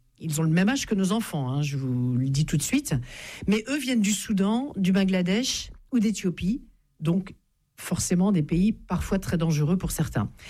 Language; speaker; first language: French; native; French